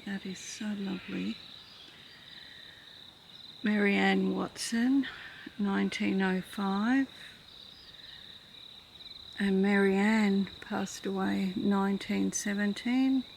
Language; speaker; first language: English; native; English